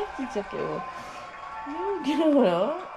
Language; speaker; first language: Korean; non-native, local second language; Filipino